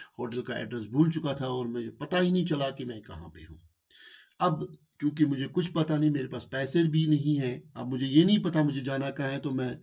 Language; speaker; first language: Urdu; non-native, local second language; Kashmiri